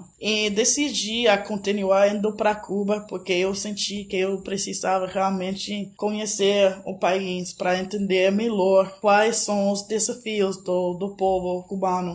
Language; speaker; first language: Portuguese; non-native, fluent; English